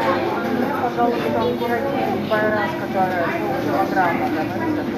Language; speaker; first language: Russian; native; Russian